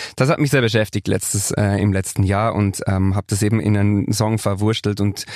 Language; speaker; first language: German; native; German